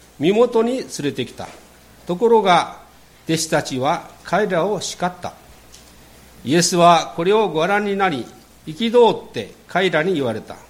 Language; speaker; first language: Japanese; native; Japanese